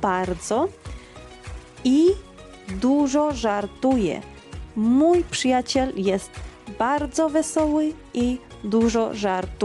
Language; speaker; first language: Polish; non-native, fluent; Georgian